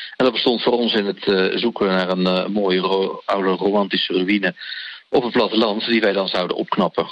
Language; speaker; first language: Dutch; native; Dutch